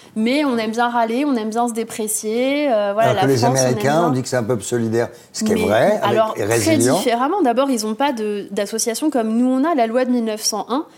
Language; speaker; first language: French; native; French